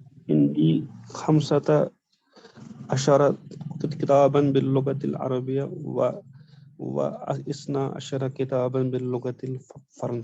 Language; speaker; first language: Arabic; non-native, learner; Urdu